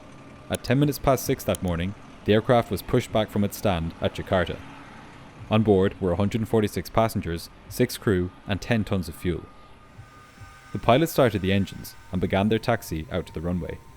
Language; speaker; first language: English; native; English